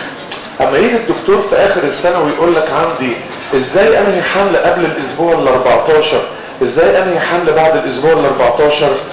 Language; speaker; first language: Arabic; native; Arabic